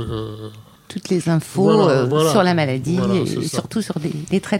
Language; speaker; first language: French; native; French